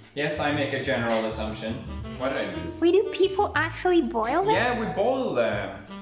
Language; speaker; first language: English; non-native, fluent; Swedish